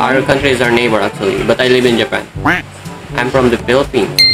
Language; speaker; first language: English; non-native, local second language; Filipino